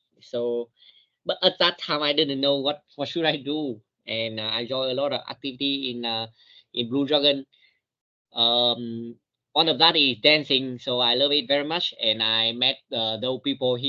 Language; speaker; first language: English; non-native, learner; Vietnamese